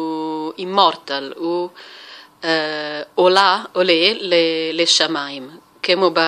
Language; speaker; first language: Hebrew; non-native, fluent; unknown